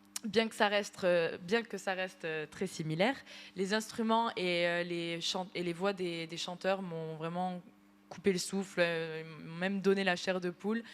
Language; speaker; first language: French; native; French